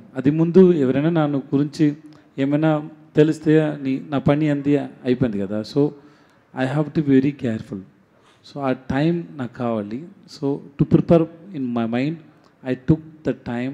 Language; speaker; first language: Telugu; non-native, learner; Tamil